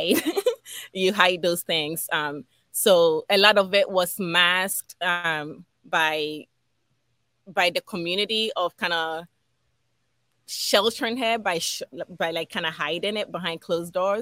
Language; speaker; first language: English; non-native, local second language; Ga